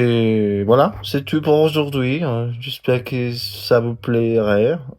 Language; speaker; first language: French; non-native, fluent; Spanish